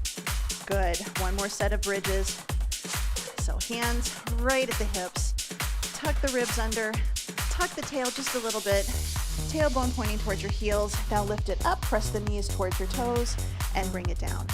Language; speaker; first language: English; native; English